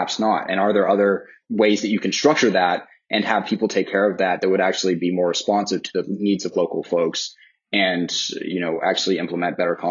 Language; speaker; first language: English; native; English